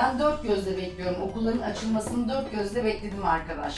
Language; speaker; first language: Turkish; native; Turkish